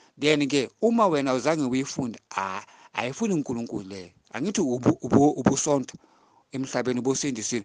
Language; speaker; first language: Zulu; non-native, local second language; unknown